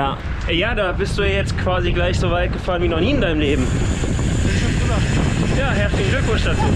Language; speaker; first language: German; native; German